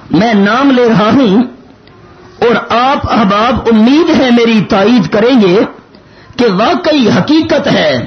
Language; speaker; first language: Urdu; non-native, local second language; Punjabi